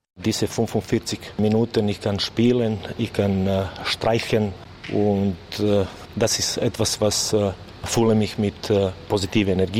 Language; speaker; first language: German; non-native, learner; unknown